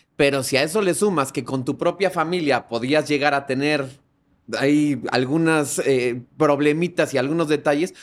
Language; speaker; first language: Spanish; native; Spanish